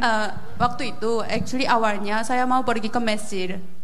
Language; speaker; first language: Indonesian; non-native, fluent; Korean